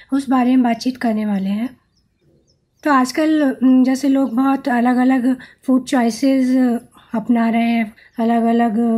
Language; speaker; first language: Hindi; native; Hindi